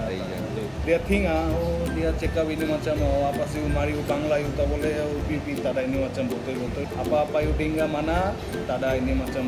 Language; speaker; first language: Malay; non-native, learner; Bangla